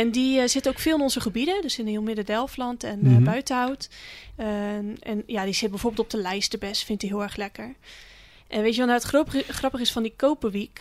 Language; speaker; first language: Dutch; native; Dutch